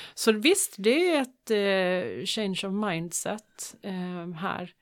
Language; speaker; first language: Swedish; native; Swedish